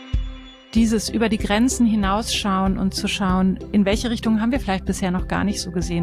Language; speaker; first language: German; native; German